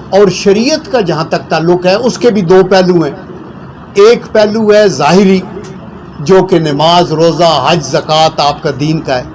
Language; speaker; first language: Urdu; non-native, local second language; Punjabi